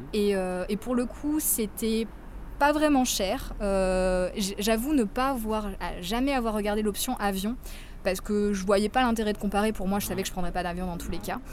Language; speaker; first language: French; native; French